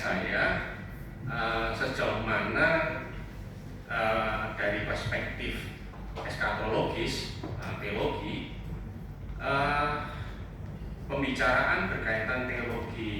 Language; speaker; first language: Indonesian; native; Indonesian